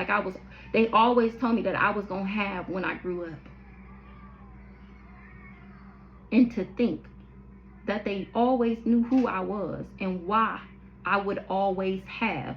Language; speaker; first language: English; native; English